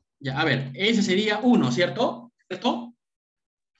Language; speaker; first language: Spanish; native; Spanish